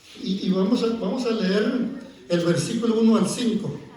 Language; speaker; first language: Spanish; native; Spanish